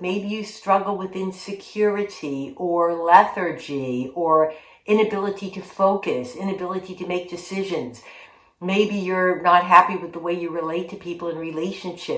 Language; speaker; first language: English; native; English